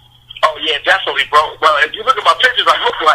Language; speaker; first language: English; native; English